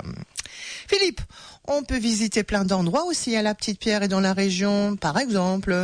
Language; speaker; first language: French; native; French